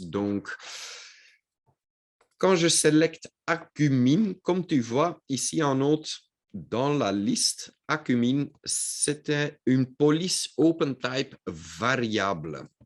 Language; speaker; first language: French; non-native, local second language; Dutch